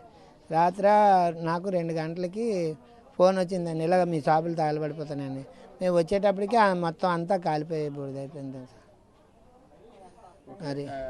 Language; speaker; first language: Telugu; native; Telugu